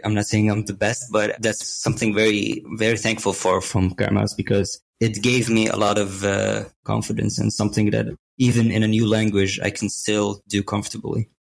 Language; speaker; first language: English; non-native, fluent; Arabic